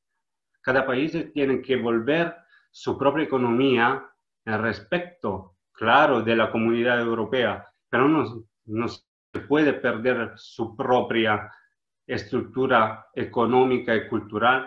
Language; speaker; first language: Spanish; non-native, learner; Italian